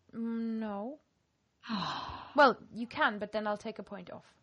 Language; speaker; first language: English; non-native, fluent; German